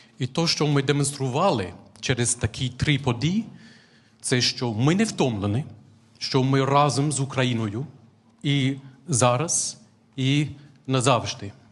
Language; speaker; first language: Ukrainian; non-native, fluent; English